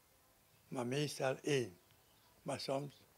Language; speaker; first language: Dutch; non-native, local second language; Sranan Tongo